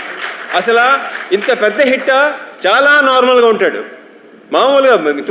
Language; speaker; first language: Telugu; native; Telugu